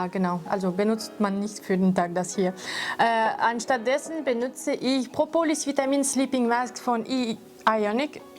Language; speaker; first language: German; non-native, fluent; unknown